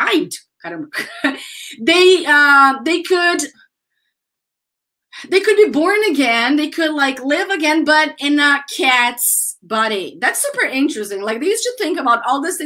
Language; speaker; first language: English; non-native, fluent; Portuguese